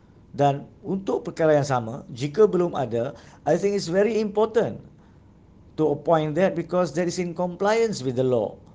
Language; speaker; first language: English; non-native, local second language; Malay